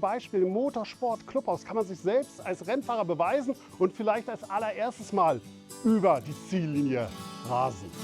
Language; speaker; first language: German; native; German